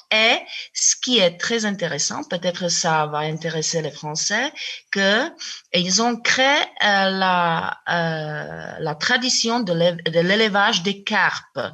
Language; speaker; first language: French; non-native, fluent; Czech